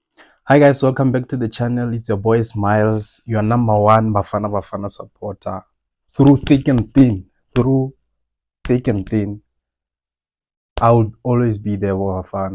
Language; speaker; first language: English; non-native, local second language; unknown